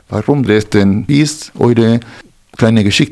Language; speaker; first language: German; non-native, fluent; Spanish